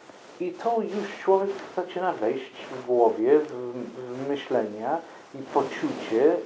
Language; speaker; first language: Polish; non-native, fluent; English